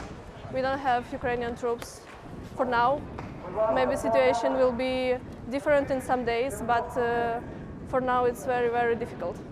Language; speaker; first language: English; non-native, fluent; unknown